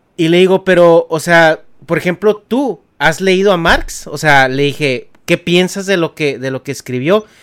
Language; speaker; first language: Spanish; native; Spanish